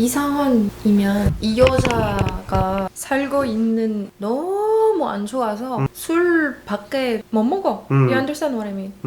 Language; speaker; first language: Korean; non-native, learner; Arabic